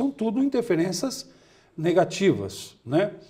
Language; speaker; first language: Portuguese; native; Portuguese